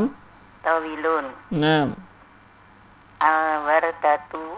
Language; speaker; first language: Arabic; non-native, learner; Indonesian